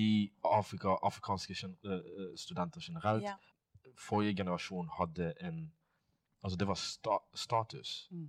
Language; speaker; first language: Norwegian; non-native, fluent; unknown